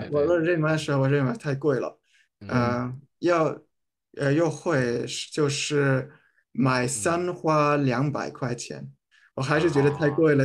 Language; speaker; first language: Chinese; non-native, fluent; German